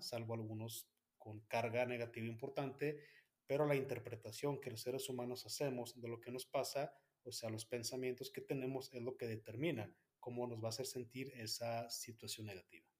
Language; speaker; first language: Spanish; native; Spanish